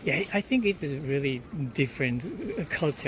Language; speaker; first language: English; non-native, fluent; Japanese